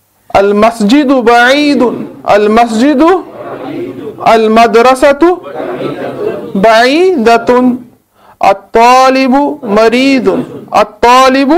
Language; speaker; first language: Arabic; non-native, fluent; Urdu